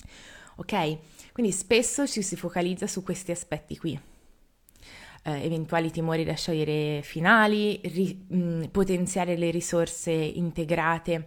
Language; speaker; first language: Italian; native; Italian